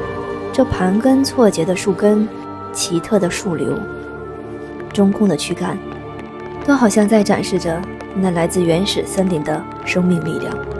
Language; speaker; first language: Chinese; native; Chinese